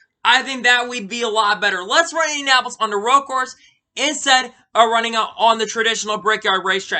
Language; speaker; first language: English; native; English